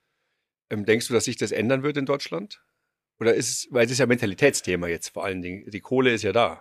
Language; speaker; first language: German; native; German